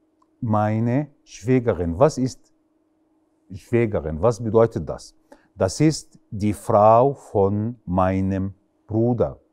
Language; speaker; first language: German; non-native, fluent; Arabic